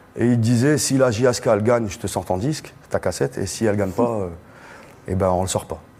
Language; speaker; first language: French; non-native, local second language; Arabic